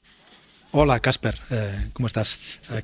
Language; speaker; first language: Spanish; native; Spanish